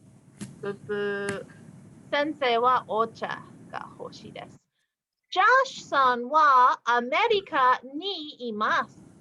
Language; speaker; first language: Japanese; non-native, fluent; English